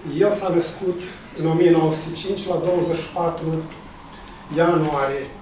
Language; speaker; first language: Romanian; native; Romanian